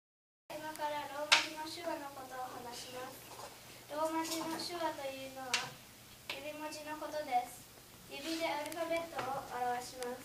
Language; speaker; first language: Japanese; early bilingual, heritage; Japanese